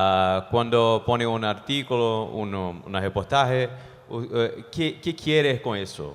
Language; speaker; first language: Spanish; non-native, fluent; Portuguese